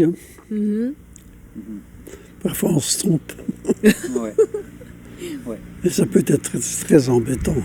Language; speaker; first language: French; non-native, local second language; Dutch